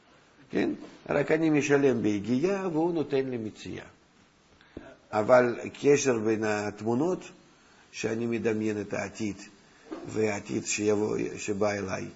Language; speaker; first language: Hebrew; non-native, fluent; Russian